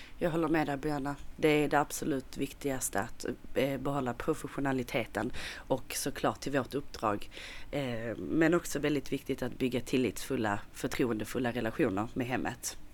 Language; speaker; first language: Swedish; native; Swedish